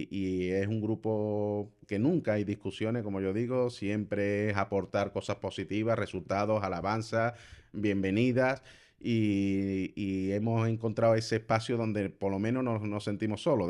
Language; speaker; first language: Spanish; native; Spanish